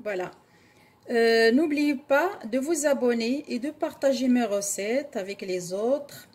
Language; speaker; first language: French; non-native, local second language; Arabic